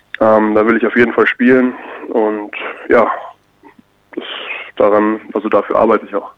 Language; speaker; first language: German; native; German